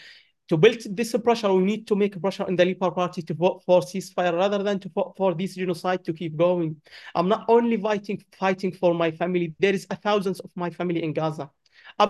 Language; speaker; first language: English; non-native, learner; Arabic